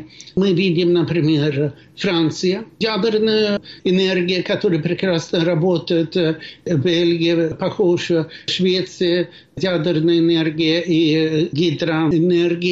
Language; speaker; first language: Russian; non-native, fluent; Swedish